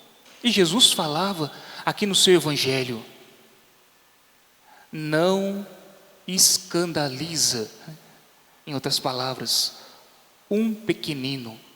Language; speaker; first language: Portuguese; native; Portuguese